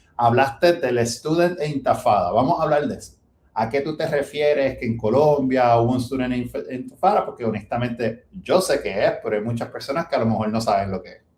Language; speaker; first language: Spanish; native; Spanish